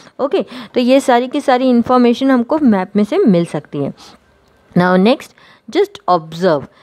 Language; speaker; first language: Hindi; non-native, local second language; Gujarati